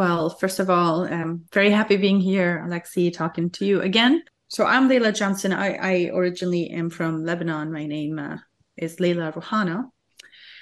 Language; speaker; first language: English; non-native, fluent; Arabic